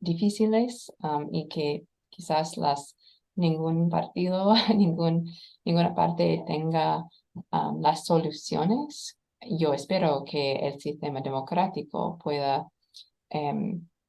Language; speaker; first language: Spanish; non-native, fluent; English